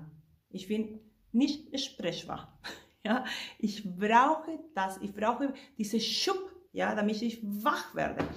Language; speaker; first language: German; non-native, fluent; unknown